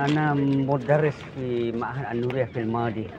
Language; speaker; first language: Arabic; non-native, learner; Malay